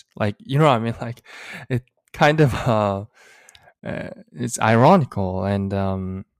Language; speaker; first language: English; early bilingual, other home language; Korean